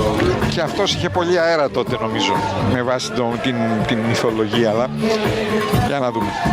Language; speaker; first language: Greek; native; Greek